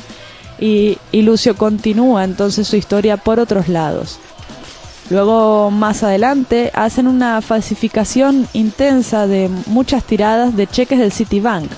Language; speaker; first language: Spanish; native; Spanish